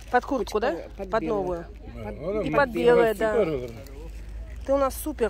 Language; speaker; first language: Russian; native; Russian